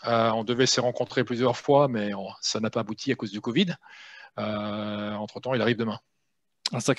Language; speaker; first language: French; native; French